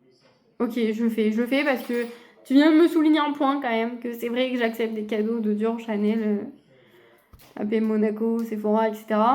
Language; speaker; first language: French; native; French